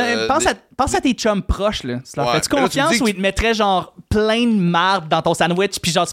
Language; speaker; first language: French; native; French